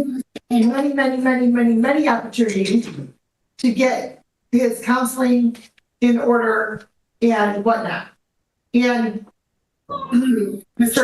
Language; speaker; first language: English; native; English